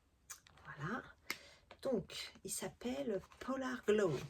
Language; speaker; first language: French; native; French